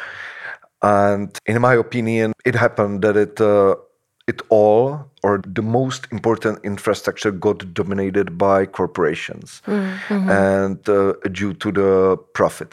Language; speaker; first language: English; non-native, fluent; Czech